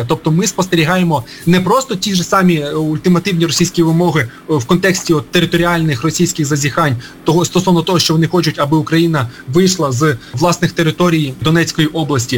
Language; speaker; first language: Ukrainian; native; Ukrainian